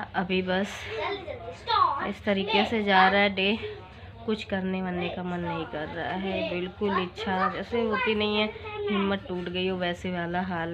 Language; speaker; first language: Hindi; native; Hindi